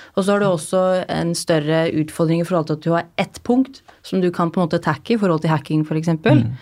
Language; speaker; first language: Norwegian; native; Norwegian